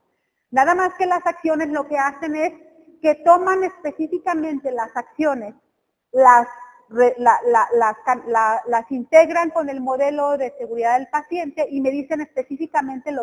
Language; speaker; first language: Spanish; native; Spanish